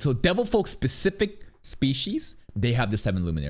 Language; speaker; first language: English; native; English